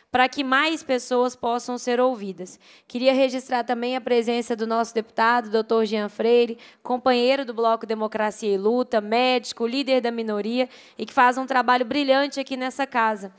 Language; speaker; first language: Portuguese; native; Portuguese